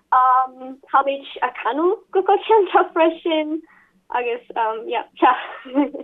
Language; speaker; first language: Irish; non-native, learner; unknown